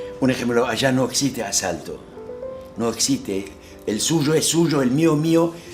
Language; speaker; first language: Spanish; non-native, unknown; Azerbaijani